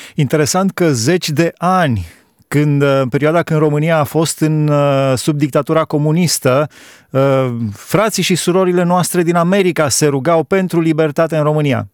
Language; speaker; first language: Romanian; native; Romanian